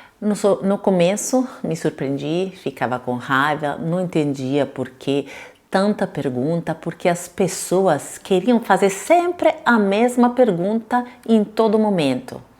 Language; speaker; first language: Portuguese; non-native, fluent; Italian